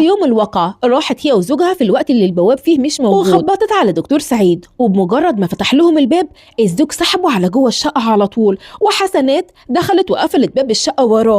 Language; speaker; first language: Arabic; native; Arabic